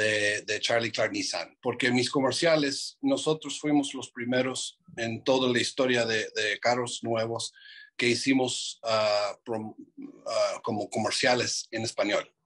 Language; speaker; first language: Spanish; non-native, fluent; English